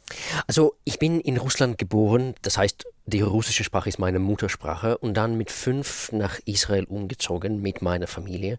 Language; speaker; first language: German; non-native, fluent; Russian